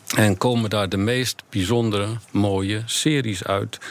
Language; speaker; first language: Dutch; native; Dutch